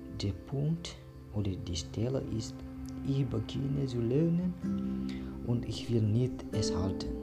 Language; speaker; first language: German; non-native, learner; Indonesian